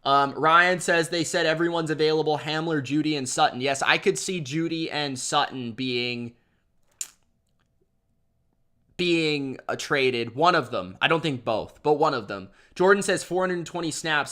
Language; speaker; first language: English; native; English